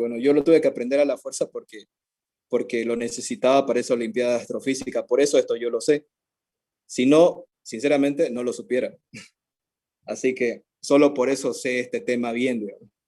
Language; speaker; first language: Spanish; native; Spanish